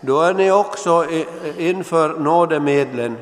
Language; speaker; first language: Swedish; non-native, local second language; Finnish